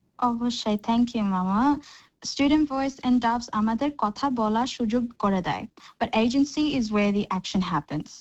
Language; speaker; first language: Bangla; early bilingual, heritage; Bangla